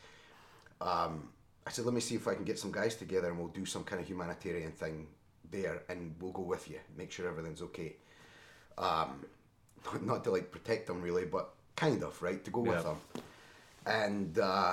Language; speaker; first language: English; native; English